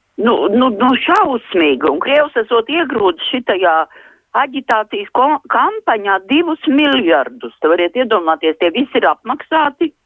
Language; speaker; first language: Latvian; native; Latvian